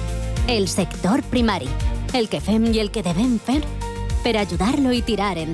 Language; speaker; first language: Catalan; native; Catalan